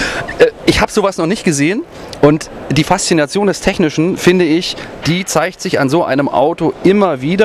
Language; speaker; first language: German; native; German